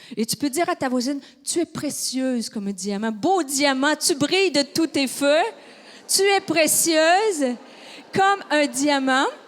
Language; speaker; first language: French; native; French